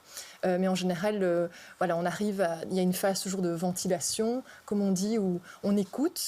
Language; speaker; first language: French; native; French